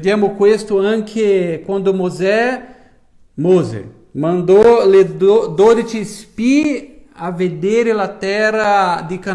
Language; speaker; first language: Italian; non-native, fluent; Portuguese